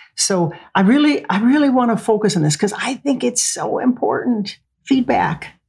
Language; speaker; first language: English; native; English